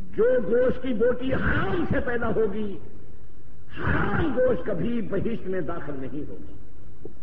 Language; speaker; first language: Urdu; non-native, local second language; Saraiki